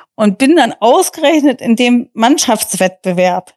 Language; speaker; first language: German; non-native, fluent; English